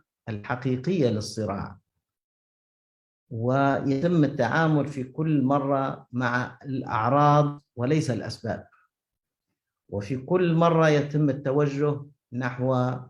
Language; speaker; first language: Arabic; native; Arabic